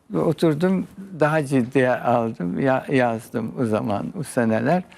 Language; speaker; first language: Turkish; early bilingual, heritage; Arabic